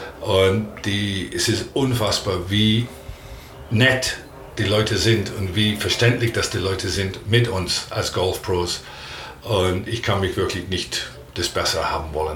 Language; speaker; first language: German; non-native, learner; English